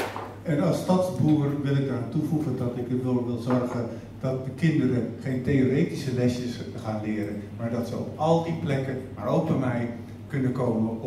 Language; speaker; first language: Dutch; native; Dutch